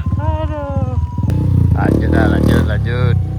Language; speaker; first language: Indonesian; non-native, local second language; Minangkabau